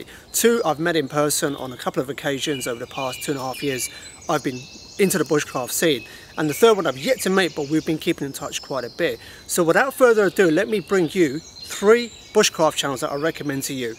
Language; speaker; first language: English; native; English